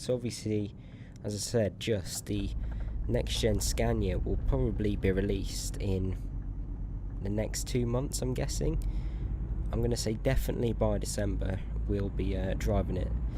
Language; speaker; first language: English; native; English